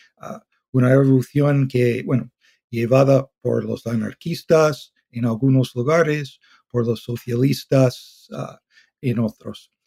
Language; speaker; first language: Spanish; non-native, fluent; English